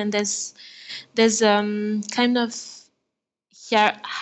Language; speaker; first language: English; non-native, fluent; French